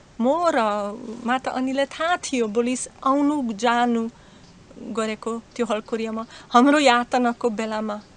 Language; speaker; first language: Nepali; non-native, learner; Slovak